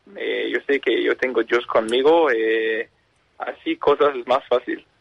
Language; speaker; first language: Spanish; non-native, learner; Danish